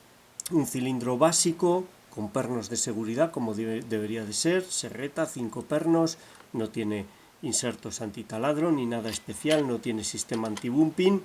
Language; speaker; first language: Spanish; native; Spanish